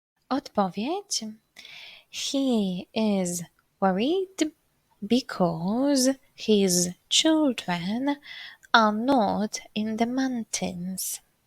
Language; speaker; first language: English; non-native, fluent; Polish